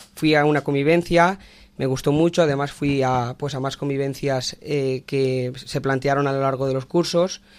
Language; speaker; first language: Spanish; native; Spanish